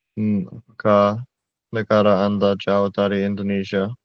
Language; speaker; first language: Indonesian; non-native, learner; English